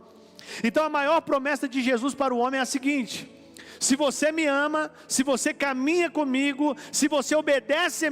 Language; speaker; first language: Portuguese; native; Portuguese